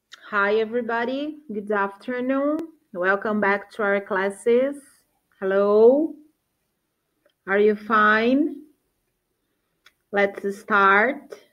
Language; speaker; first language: English; non-native, fluent; Portuguese